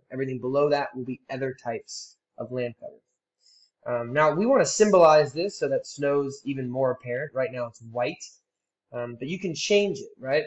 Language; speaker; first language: English; native; English